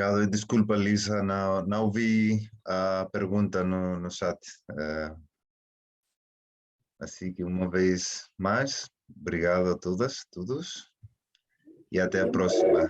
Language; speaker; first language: Portuguese; non-native, fluent; Spanish